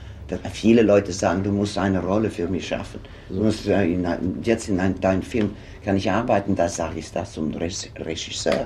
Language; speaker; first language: German; non-native, fluent; Swedish